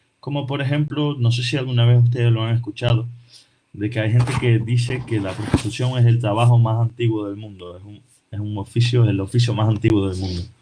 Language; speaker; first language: Spanish; early bilingual, other home language; Portuguese